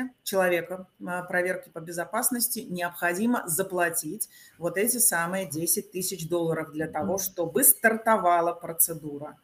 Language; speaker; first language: Russian; native; Russian